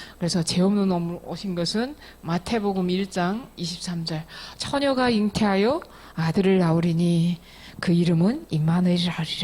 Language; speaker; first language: Korean; native; Korean